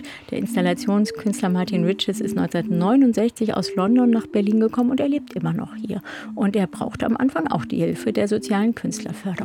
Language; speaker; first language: German; native; German